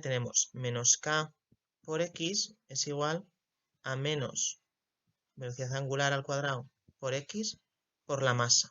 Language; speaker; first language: Spanish; native; Spanish